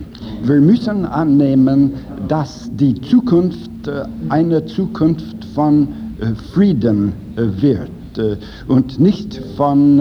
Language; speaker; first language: German; non-native, fluent; English